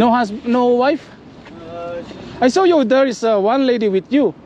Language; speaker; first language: English; non-native, learner; Filipino